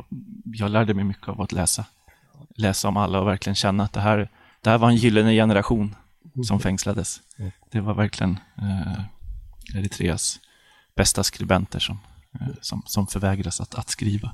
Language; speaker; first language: Swedish; native; Swedish